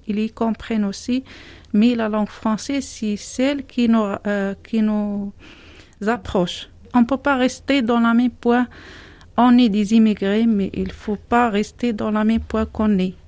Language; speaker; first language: French; non-native, learner; Arabic